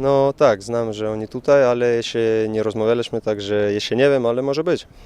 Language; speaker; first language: Polish; non-native, fluent; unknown